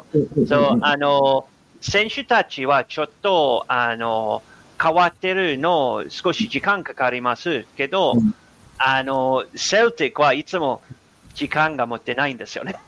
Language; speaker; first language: Japanese; non-native, learner; English